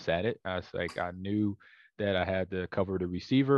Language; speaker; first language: English; native; English